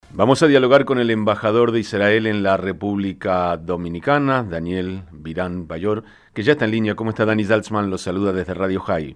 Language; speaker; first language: Spanish; native; Spanish